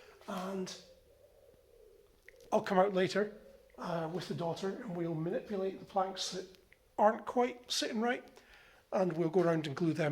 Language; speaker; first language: English; native; English